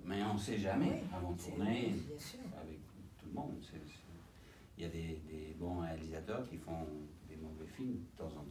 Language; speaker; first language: French; non-native, fluent; English